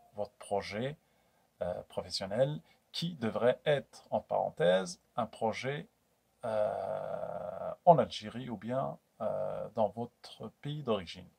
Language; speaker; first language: French; non-native, local second language; Kabyle